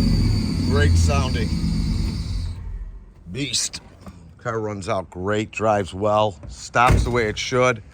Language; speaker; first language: English; native; English